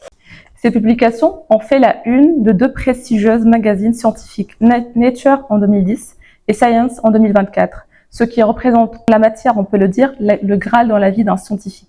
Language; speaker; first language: French; native; French